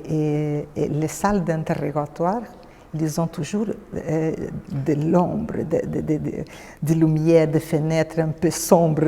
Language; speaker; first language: French; non-native, fluent; Portuguese